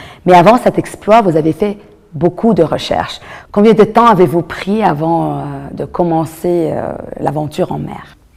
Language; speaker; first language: French; non-native, local second language; Arabic